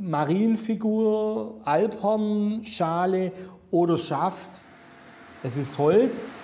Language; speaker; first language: German; native; German